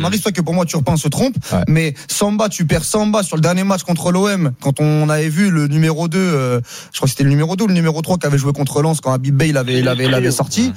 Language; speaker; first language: French; native; French